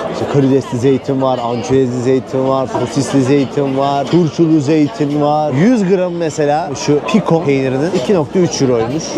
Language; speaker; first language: Turkish; native; Turkish